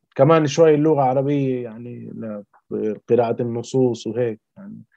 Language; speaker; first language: Arabic; early bilingual, heritage; Spanish